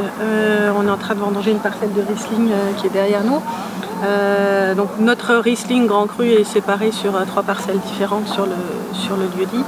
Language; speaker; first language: French; native; French